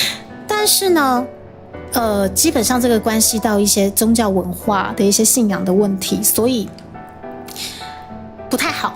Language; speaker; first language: Chinese; native; Chinese